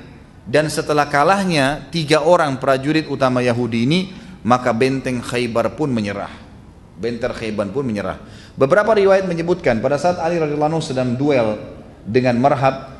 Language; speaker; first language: Indonesian; native; Indonesian